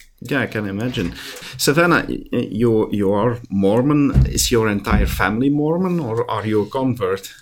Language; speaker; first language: English; non-native, fluent; Dutch